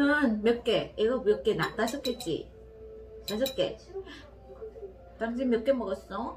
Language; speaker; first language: Korean; non-native, learner; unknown